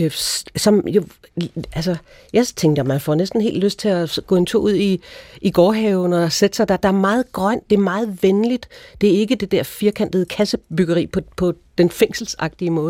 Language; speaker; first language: Danish; native; Danish